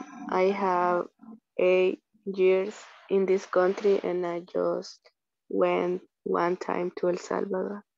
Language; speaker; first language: English; non-native, learner; Spanish